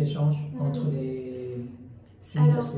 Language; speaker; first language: French; non-native, learner; Korean